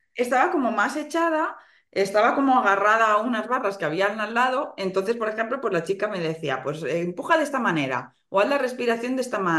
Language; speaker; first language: Spanish; native; Spanish